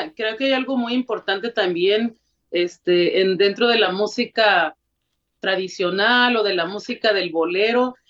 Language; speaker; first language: Spanish; early bilingual, heritage; Spanish